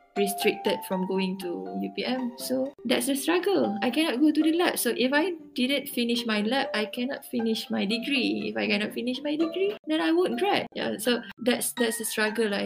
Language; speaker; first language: English; non-native, local second language; Malay